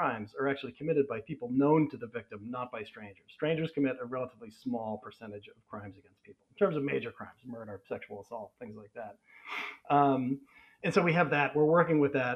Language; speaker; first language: English; native; English